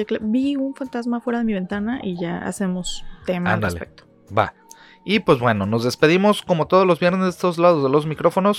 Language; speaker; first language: Spanish; native; Spanish